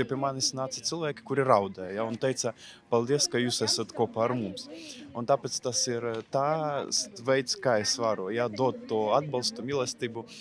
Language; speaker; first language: Latvian; non-native, local second language; Russian